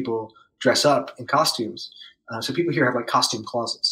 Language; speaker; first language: English; native; English